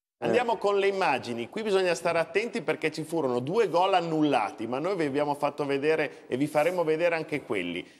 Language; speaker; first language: Italian; native; Italian